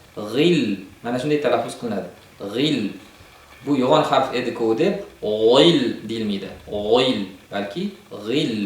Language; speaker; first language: Uzbek; native; Uzbek